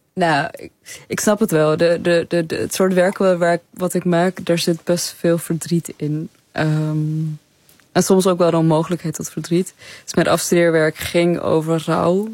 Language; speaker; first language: Dutch; early bilingual, other home language; Persian